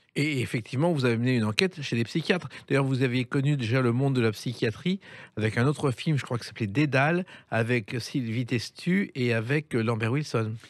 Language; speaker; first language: French; native; French